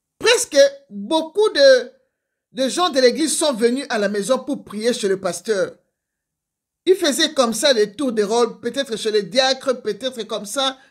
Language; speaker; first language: French; non-native, local second language; Lingala